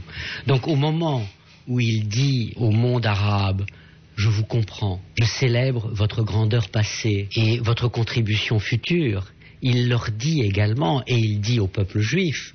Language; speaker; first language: French; native; French